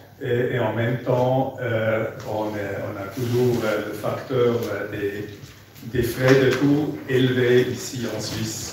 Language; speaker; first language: French; non-native, fluent; German